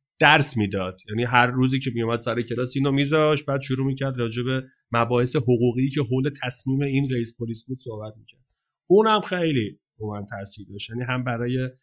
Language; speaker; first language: Persian; native; Persian